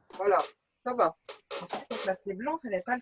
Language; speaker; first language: French; native; French